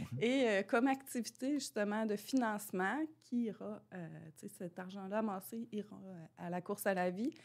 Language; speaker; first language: French; native; French